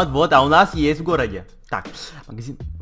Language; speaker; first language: Russian; native; Russian